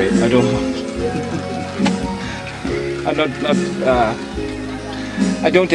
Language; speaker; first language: English; non-native, fluent; Dutch